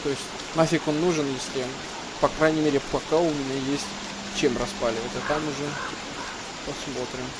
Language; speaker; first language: Russian; native; Russian